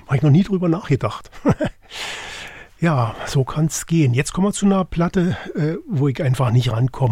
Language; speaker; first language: German; native; German